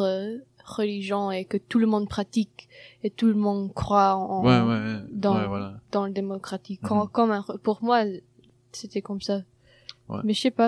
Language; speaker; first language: French; non-native, fluent; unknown